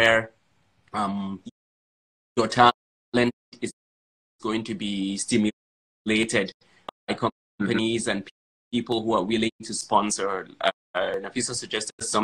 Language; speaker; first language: English; non-native, local second language; Fula